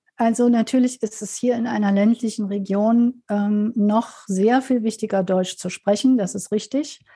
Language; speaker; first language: German; native; German